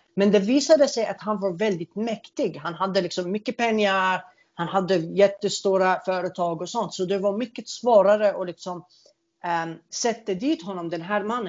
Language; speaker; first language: Swedish; non-native, fluent; Arabic